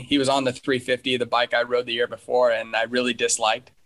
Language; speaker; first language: English; native; English